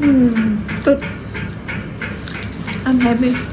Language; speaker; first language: English; non-native, learner; Indonesian